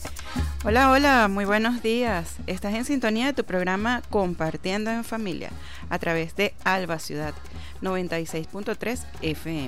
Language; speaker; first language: Spanish; native; Spanish